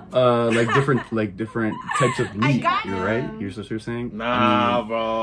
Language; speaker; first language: English; native; English